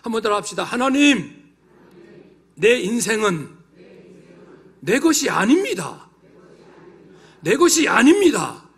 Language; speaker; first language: Korean; native; Korean